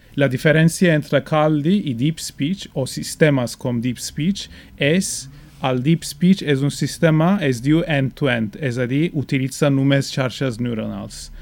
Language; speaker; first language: Catalan; non-native, fluent; Turkish